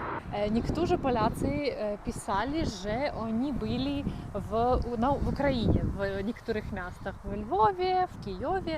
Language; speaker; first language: Polish; non-native, learner; Ukrainian